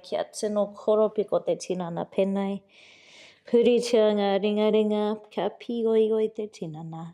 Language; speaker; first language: Māori; non-native, fluent; English